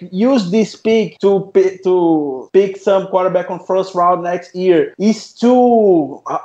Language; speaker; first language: English; non-native, fluent; Portuguese